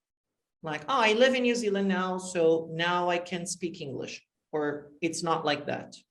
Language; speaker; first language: English; non-native, fluent; Portuguese